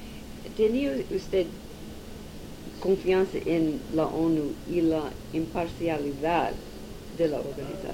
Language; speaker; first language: Spanish; non-native, learner; English